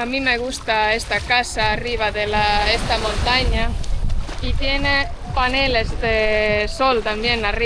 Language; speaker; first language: Spanish; non-native, fluent; Estonian